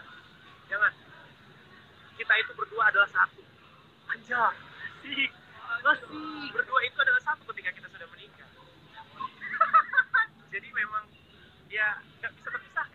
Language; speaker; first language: Indonesian; native; Indonesian